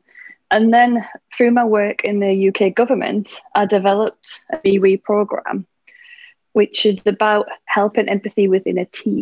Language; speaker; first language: English; native; English